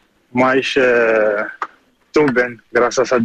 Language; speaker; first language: Portuguese; early bilingual, heritage; French